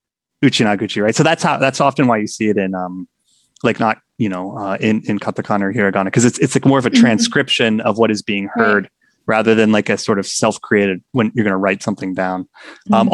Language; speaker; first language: English; native; English